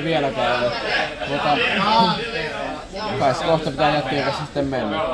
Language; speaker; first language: Finnish; native; Finnish